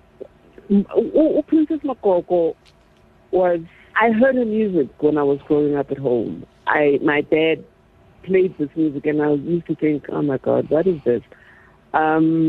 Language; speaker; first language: English; non-native, local second language; Zulu